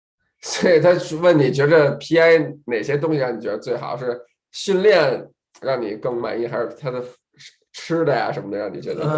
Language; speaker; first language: Chinese; native; Chinese